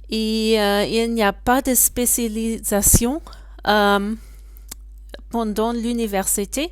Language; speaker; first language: French; non-native, learner; German